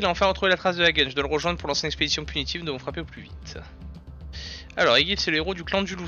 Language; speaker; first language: French; native; French